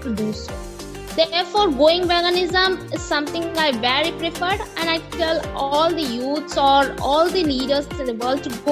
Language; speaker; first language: English; non-native, local second language; Hindi